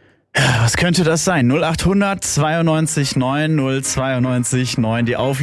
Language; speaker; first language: German; native; German